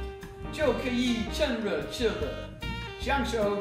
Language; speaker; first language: Chinese; non-native, learner; English